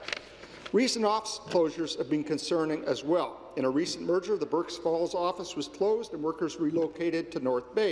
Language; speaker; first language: English; native; English